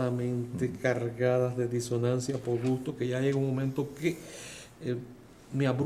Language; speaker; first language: Spanish; native; Spanish